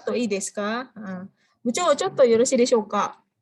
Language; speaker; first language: Japanese; non-native, fluent; Indonesian